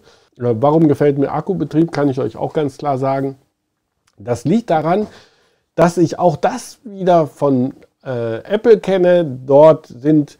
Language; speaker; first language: German; native; German